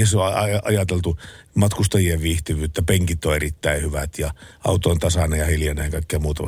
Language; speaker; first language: Finnish; native; Finnish